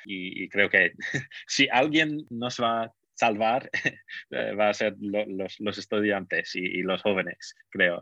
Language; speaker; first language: Spanish; non-native, fluent; English